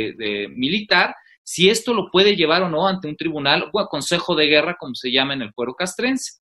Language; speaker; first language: Spanish; native; Spanish